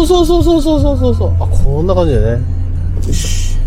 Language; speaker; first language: Japanese; native; Japanese